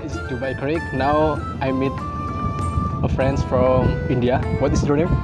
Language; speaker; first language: English; non-native, learner; Indonesian